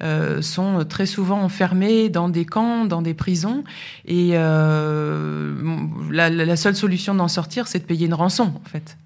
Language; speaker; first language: French; native; French